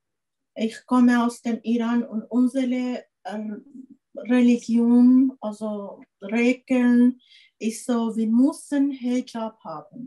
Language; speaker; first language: German; non-native, learner; Persian